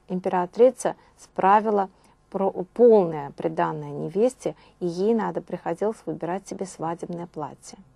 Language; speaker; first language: Russian; native; Russian